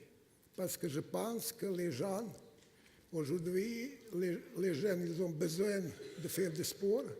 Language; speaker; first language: French; non-native, fluent; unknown